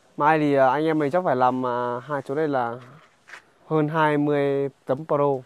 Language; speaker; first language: Vietnamese; non-native, local second language; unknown